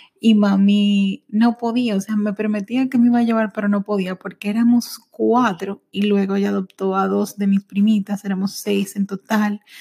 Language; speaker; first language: Spanish; early bilingual, heritage; Spanish